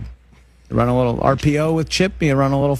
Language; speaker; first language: English; native; English